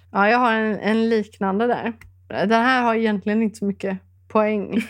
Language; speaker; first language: Swedish; native; Swedish